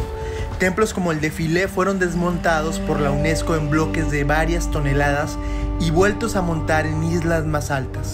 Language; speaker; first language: Spanish; native; Spanish